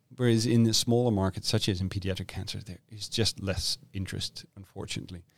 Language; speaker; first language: English; non-native, fluent; Dutch